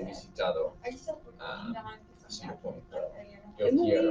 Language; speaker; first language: Spanish; non-native, fluent; English